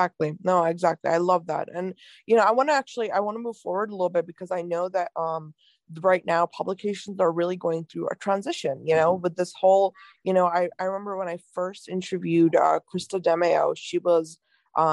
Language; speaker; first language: English; native; English